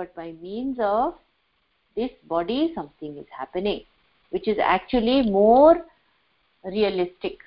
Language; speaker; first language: English; non-native, local second language; Hindi